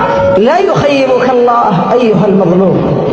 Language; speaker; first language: Arabic; native; Arabic